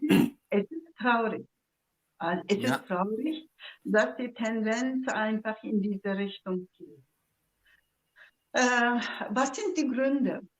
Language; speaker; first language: German; non-native, fluent; Zaza